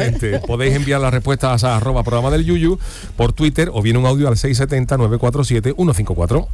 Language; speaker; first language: Spanish; native; Spanish